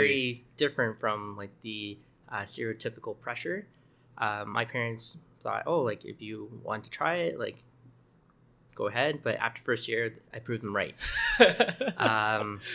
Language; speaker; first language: English; native; English